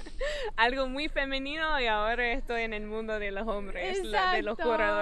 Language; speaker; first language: Spanish; non-native, fluent; English